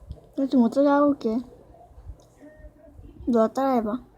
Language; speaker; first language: Korean; native; Korean